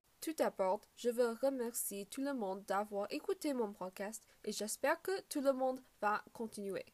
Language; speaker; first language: French; non-native, learner; English